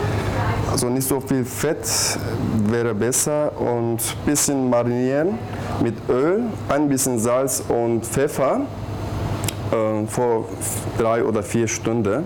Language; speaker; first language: German; non-native, learner; Turkish